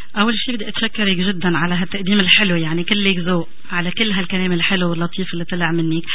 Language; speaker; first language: Arabic; early bilingual, other home language; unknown